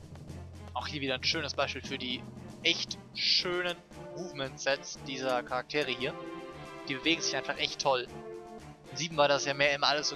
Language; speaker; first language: German; native; German